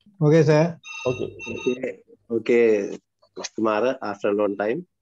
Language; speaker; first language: English; non-native, learner; Sinhala